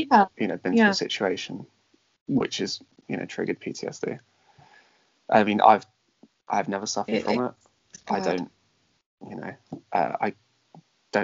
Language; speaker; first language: English; native; English